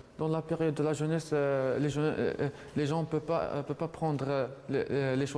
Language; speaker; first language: French; non-native, learner; Arabic